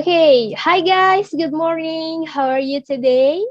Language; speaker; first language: English; non-native, learner; Indonesian